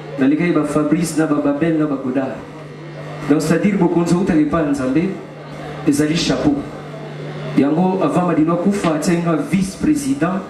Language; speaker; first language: Lingala; native; Lingala